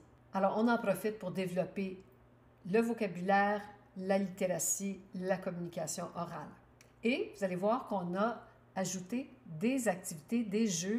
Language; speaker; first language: French; native; French